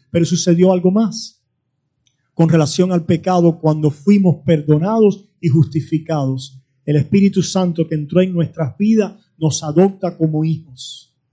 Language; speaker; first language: Spanish; native; Spanish